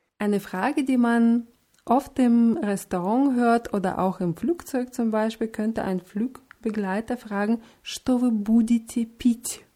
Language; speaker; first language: German; non-native, fluent; Russian